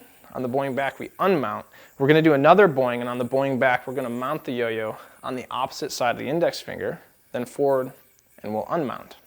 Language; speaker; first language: English; native; English